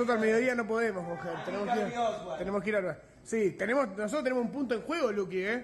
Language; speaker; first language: Spanish; native; Spanish